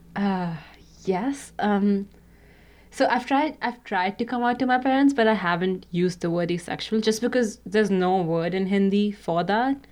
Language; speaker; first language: English; non-native, local second language; Hindi